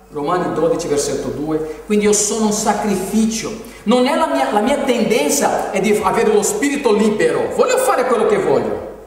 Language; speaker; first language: Italian; non-native, fluent; Portuguese